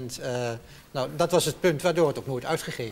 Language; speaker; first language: Dutch; native; Dutch